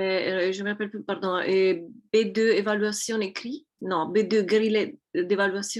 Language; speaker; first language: French; non-native, fluent; Italian